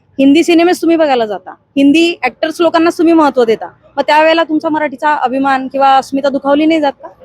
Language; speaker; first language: Marathi; non-native, local second language; Hindi